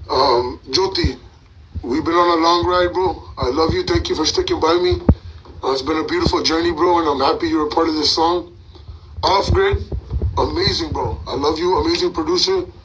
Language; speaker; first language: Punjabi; early bilingual, heritage; Punjabi